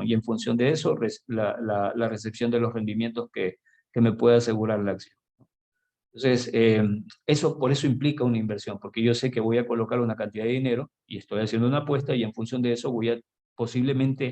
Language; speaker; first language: Spanish; native; Spanish